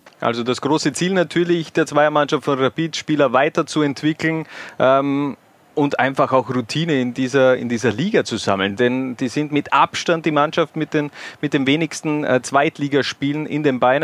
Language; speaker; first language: German; native; German